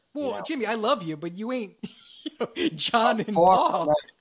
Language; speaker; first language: English; native; English